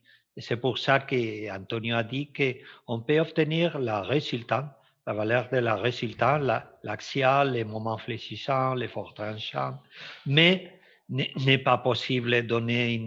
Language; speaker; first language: French; non-native, fluent; Spanish